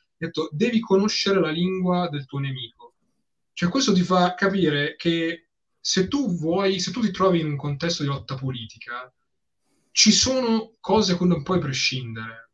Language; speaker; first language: Italian; native; Italian